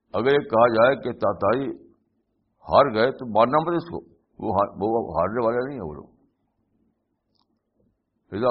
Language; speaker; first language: Urdu; native; Urdu